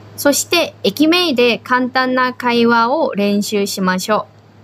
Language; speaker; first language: Japanese; non-native, fluent; Korean